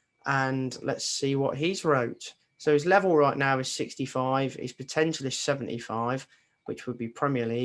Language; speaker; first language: English; native; English